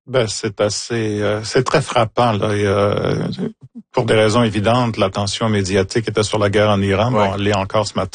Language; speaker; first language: French; native; French